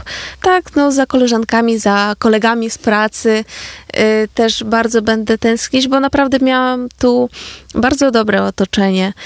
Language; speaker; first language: Polish; non-native, fluent; Ukrainian